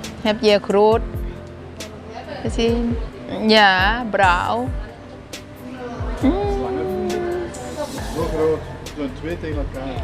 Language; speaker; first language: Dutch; non-native, learner; Thai